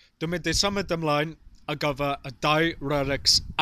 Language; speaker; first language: Welsh; non-native, local second language; English